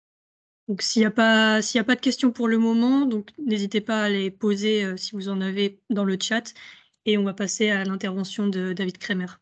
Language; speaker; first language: French; native; French